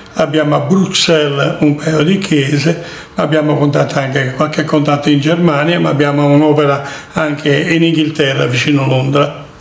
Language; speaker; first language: Italian; native; Italian